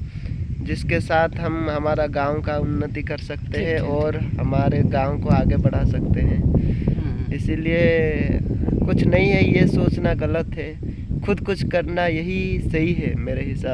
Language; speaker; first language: Hindi; non-native, local second language; Odia